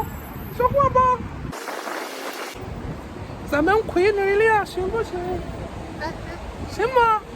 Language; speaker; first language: Chinese; non-native, learner; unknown